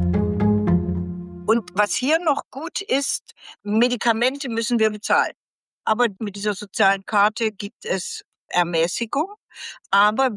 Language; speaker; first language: German; native; German